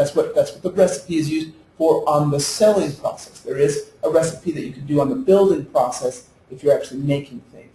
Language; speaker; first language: English; native; English